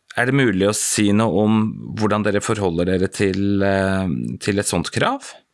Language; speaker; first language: Norwegian; native; Norwegian